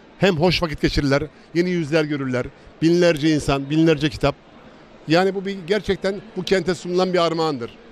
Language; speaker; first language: Turkish; native; Turkish